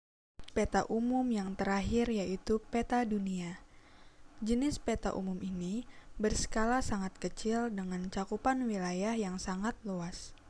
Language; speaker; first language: Indonesian; native; Indonesian